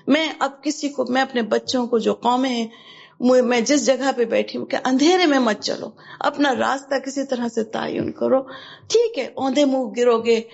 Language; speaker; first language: Urdu; native; Urdu